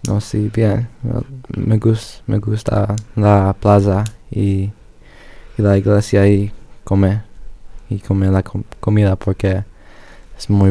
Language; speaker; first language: Spanish; early bilingual, other home language; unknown